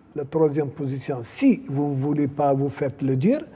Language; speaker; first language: French; non-native, local second language; Arabic